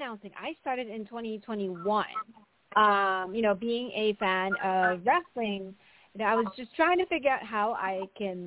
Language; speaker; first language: English; non-native, local second language; Filipino